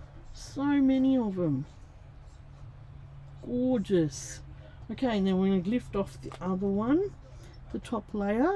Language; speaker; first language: English; native; English